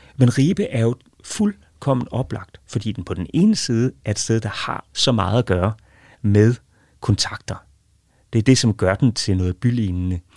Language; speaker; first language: Danish; native; Danish